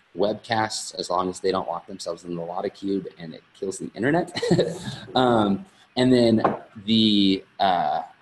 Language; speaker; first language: English; native; English